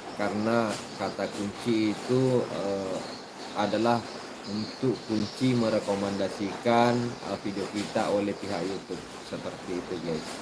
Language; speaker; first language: Indonesian; non-native, local second language; Buginese